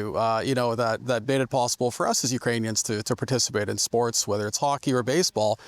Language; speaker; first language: English; native; English